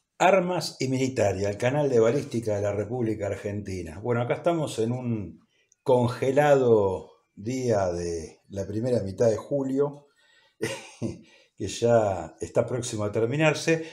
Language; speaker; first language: Spanish; native; Spanish